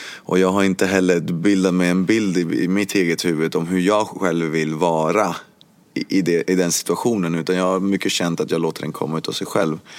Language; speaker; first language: Swedish; early bilingual, other home language; Spanish